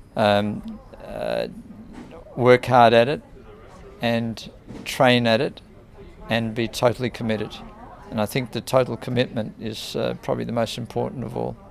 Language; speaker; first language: English; native; English